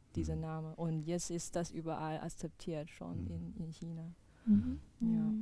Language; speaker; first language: German; non-native, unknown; Chinese